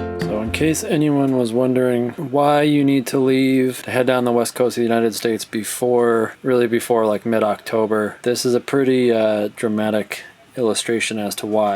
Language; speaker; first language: English; native; English